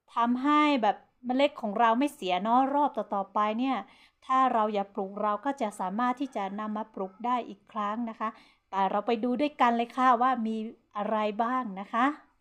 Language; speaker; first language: Thai; non-native, local second language; Hmong